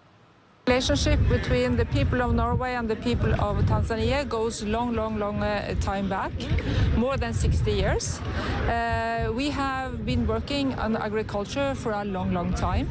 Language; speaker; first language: English; non-native, fluent; Norwegian